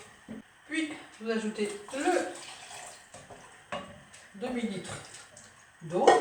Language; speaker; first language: French; native; French